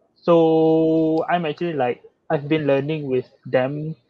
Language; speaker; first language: English; non-native, local second language; Malay